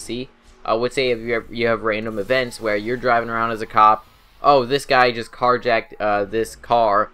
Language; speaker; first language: English; native; English